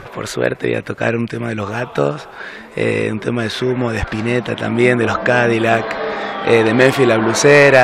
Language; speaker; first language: Spanish; native; Spanish